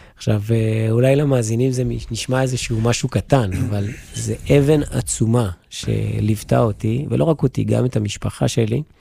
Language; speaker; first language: Hebrew; native; Hebrew